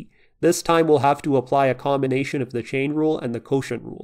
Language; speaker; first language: English; native; English